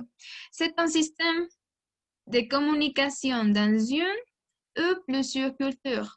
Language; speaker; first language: French; non-native, learner; Spanish